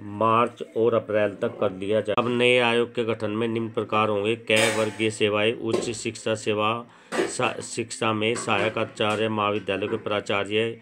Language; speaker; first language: Hindi; native; Hindi